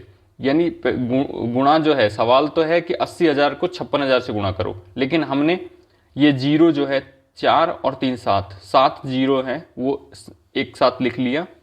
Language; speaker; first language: Hindi; native; Hindi